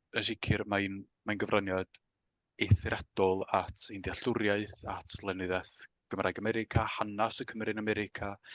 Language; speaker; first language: Welsh; native; Welsh